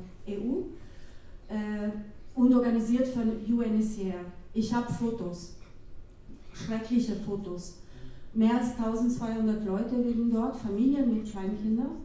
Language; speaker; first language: German; non-native, fluent; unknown